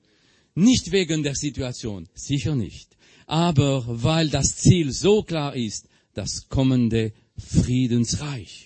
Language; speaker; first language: German; non-native, fluent; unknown